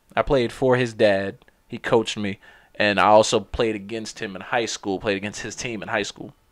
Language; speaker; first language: English; native; English